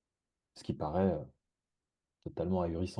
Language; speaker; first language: French; native; French